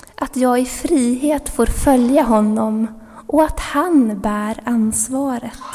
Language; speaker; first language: Swedish; native; Swedish